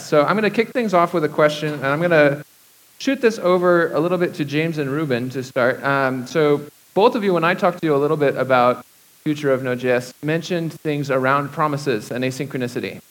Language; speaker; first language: English; native; English